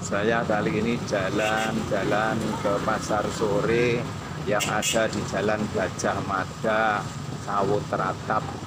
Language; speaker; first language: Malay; non-native, local second language; Javanese